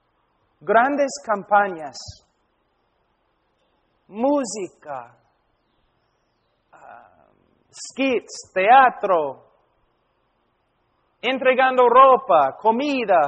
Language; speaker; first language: Spanish; non-native, fluent; English